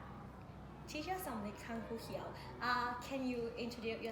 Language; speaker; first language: English; non-native, learner; Thai